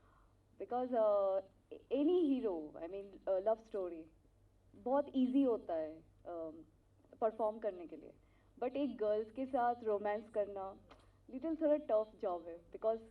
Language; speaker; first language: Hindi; non-native, local second language; Telugu